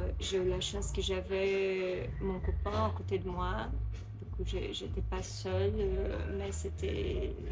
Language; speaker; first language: French; non-native, fluent; Portuguese